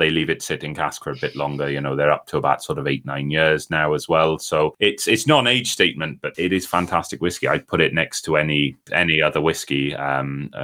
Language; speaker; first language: English; native; English